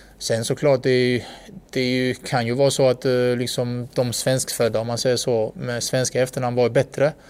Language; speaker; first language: Swedish; early bilingual, other home language; Bosnian